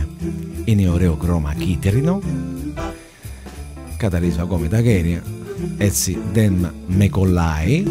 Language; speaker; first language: Greek; non-native, learner; Italian